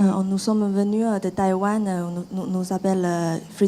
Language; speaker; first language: French; non-native, learner; Chinese